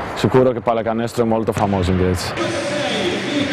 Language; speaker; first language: Italian; non-native, fluent; Greek